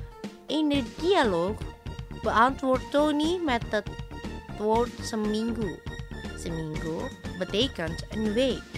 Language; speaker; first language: Dutch; non-native, fluent; Indonesian